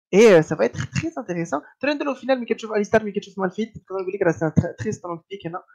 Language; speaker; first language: French; non-native, local second language; Arabic